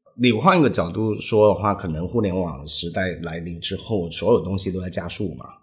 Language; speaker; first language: Chinese; non-native, local second language; Cantonese